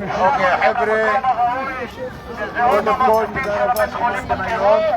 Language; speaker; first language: Hebrew; non-native, local second language; Arabic